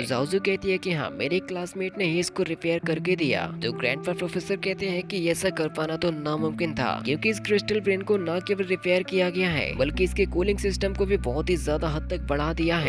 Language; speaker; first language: Hindi; native; Hindi